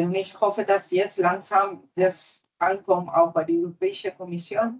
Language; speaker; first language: German; non-native, fluent; Italian